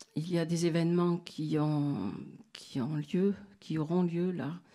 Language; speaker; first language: French; native; French